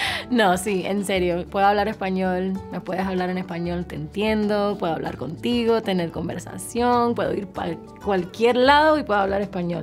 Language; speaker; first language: Spanish; early bilingual, heritage; Spanish